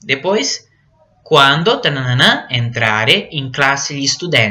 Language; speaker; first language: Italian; non-native, fluent; Portuguese